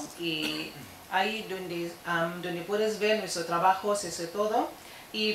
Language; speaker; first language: Spanish; non-native, fluent; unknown